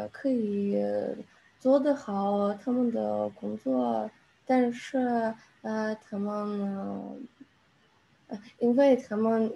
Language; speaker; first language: Chinese; non-native, learner; Russian